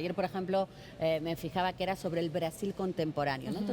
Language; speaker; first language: Spanish; native; Spanish